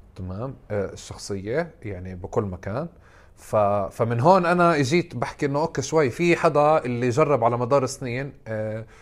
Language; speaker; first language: Arabic; native; Arabic